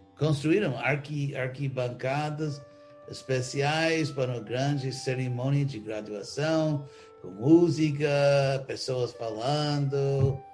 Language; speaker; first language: Portuguese; non-native, fluent; English